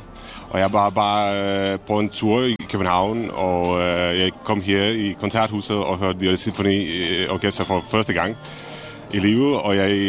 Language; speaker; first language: Danish; non-native, fluent; Czech